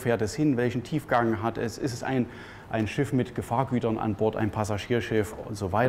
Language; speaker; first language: German; native; German